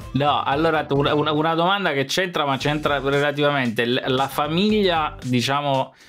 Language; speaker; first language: Italian; non-native, fluent; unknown